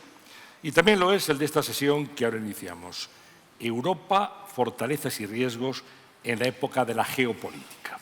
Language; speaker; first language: Spanish; native; Spanish